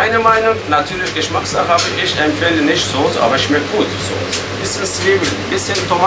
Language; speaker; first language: German; non-native, learner; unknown